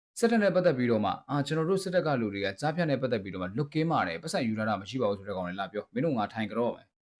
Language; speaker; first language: Burmese; native; Burmese